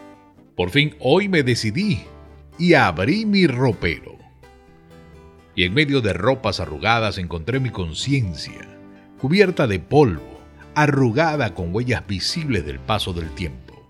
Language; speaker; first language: Spanish; native; Spanish